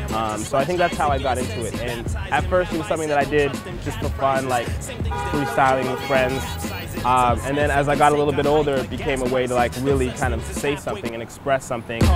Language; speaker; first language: English; native; English